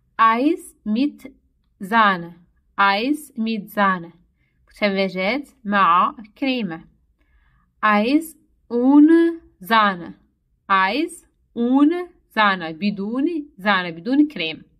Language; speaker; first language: German; non-native, learner; Arabic